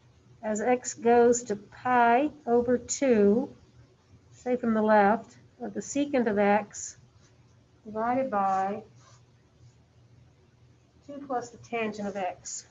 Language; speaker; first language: English; native; English